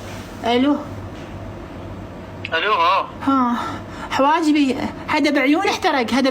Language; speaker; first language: Arabic; native; Arabic